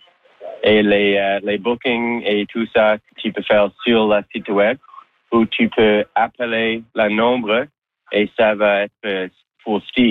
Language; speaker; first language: French; non-native, local second language; English